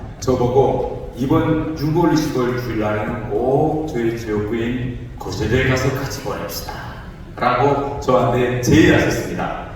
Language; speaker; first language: Korean; native; Korean